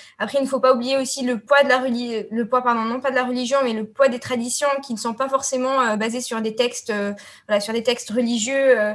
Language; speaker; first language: French; non-native, local second language; Arabic